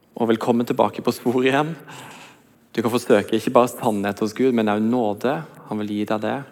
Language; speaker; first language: Norwegian; native; Norwegian